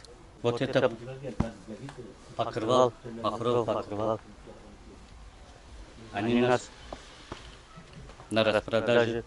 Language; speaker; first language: Russian; non-native, learner; Turkish